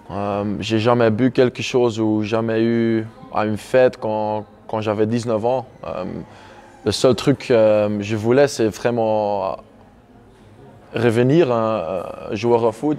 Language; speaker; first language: French; non-native, local second language; Dutch